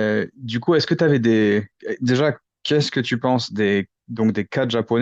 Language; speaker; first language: French; native; French